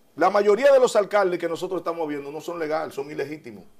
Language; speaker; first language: Spanish; native; Spanish